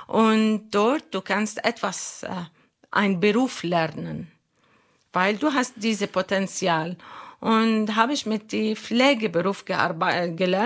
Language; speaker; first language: German; non-native, learner; Arabic